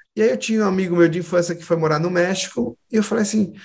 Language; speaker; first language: Portuguese; native; Portuguese